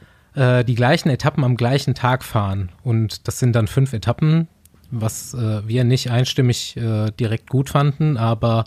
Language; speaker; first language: German; native; German